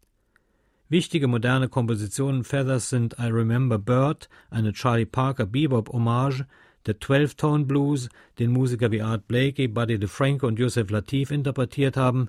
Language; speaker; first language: German; native; German